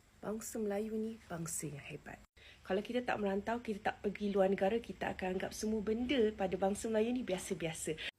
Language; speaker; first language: Malay; native; Malay